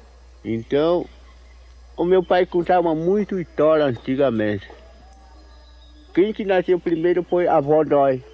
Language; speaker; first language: Portuguese; non-native, local second language; Kayapó